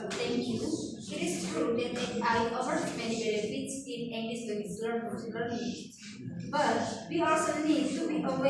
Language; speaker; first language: English; non-native, learner; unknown